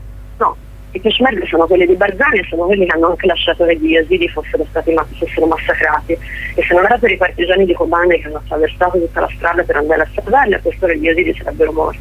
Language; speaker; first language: Italian; native; Italian